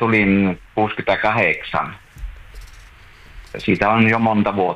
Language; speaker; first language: Finnish; native; Finnish